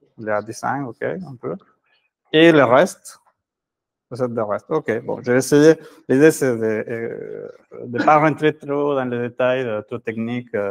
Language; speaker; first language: French; non-native, fluent; Spanish